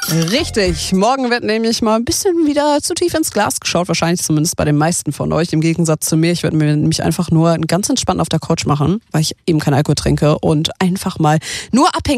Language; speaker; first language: German; native; German